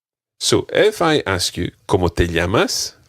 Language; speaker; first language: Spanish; non-native, fluent; English